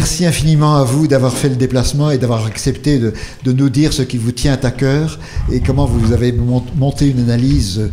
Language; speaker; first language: French; native; French